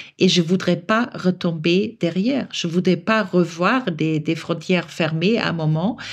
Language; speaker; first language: French; non-native, fluent; German